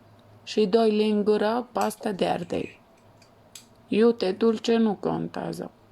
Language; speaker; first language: Romanian; non-native, learner; Arabic